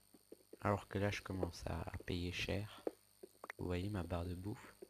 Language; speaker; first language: French; native; French